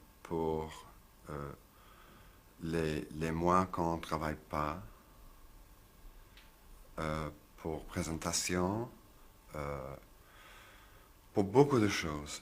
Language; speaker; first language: French; non-native, learner; English